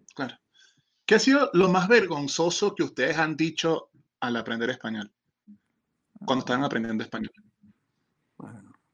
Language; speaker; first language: Spanish; native; Spanish